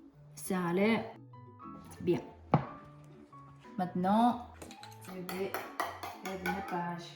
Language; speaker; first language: French; non-native, fluent; Japanese